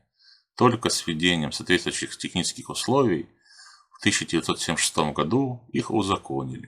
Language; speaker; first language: Russian; native; Russian